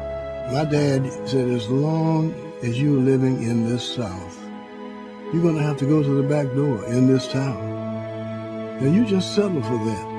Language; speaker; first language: English; native; English